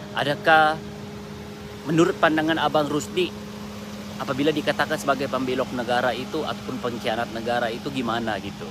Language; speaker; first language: Malay; native; Malay